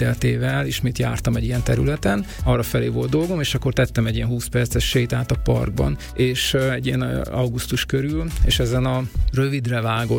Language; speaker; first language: Hungarian; native; Hungarian